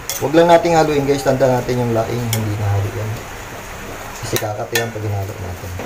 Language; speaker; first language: Filipino; non-native, local second language; Bikol